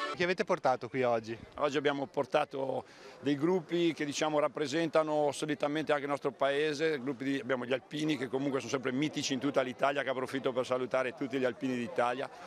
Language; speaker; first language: Italian; native; Italian